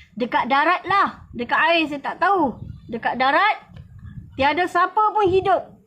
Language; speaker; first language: Malay; native; Malay